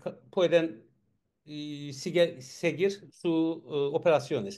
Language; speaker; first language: Spanish; non-native, learner; Turkish